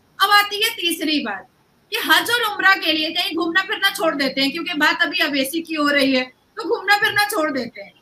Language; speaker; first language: Hindi; native; Hindi